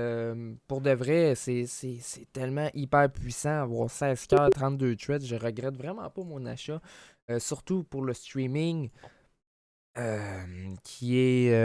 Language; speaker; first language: French; native; French